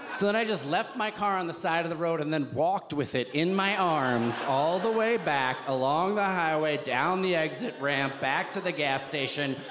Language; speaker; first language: English; native; English